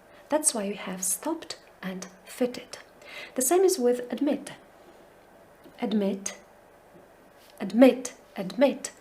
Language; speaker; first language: English; non-native, fluent; Polish